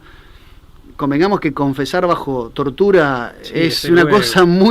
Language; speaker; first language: Spanish; native; Spanish